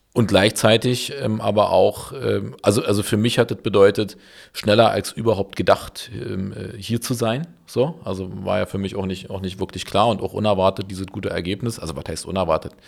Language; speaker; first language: German; native; German